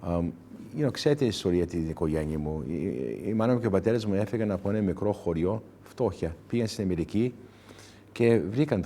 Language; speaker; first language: Greek; early bilingual, heritage; English